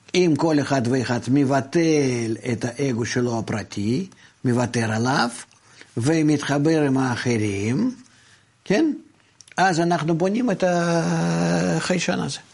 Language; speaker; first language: Hebrew; non-native, fluent; Russian